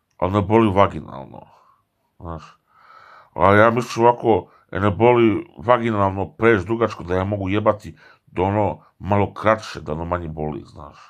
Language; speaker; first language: Serbian; early bilingual, heritage; Serbian